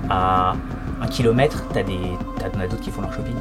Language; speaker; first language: French; native; French